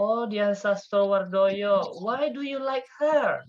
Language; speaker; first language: English; non-native, fluent; Indonesian